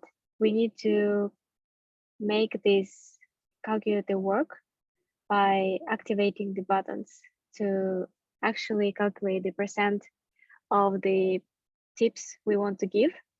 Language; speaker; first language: English; non-native, fluent; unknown